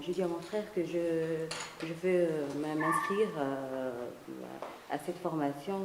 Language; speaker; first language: French; non-native, learner; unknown